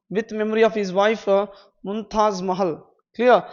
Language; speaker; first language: English; non-native, local second language; Telugu